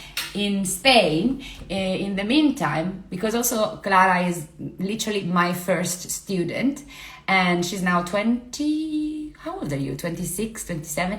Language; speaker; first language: English; non-native, fluent; Italian